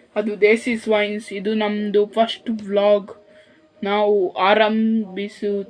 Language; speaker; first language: Kannada; non-native, local second language; Konkani